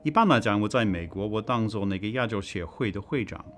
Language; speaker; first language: Chinese; non-native, fluent; English